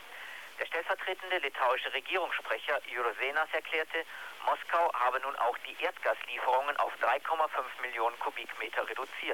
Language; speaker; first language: German; native; German